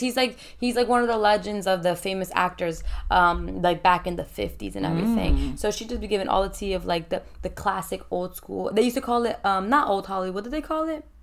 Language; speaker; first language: English; early bilingual, other home language; Spanish